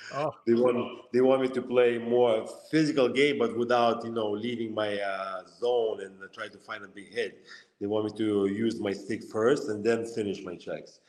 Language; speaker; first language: English; non-native, fluent; Lithuanian